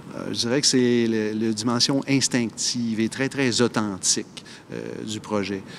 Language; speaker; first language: French; native; French